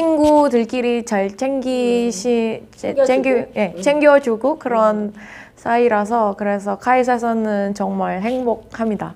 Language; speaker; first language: Korean; non-native, fluent; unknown